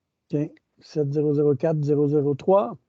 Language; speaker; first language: French; native; French